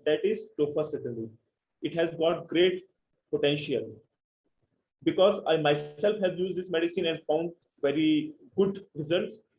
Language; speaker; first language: English; non-native, local second language; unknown